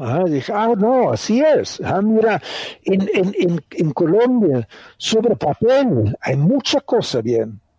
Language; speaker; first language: Spanish; non-native, fluent; Dutch